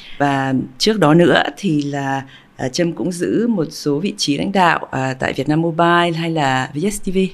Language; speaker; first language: Vietnamese; early bilingual, heritage; Vietnamese